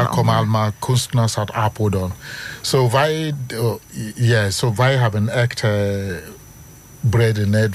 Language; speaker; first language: Dutch; non-native, learner; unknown